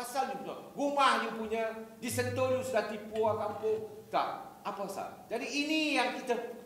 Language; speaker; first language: Malay; native; Malay